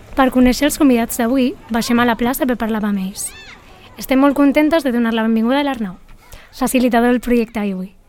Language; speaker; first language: Catalan; non-native, local second language; Spanish